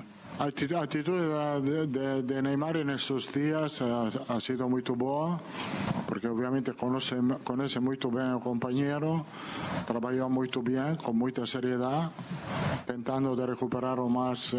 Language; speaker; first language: Portuguese; non-native, learner; Italian